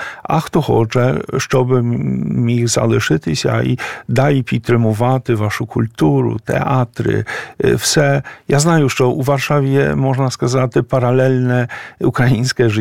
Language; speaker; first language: Ukrainian; non-native, fluent; Polish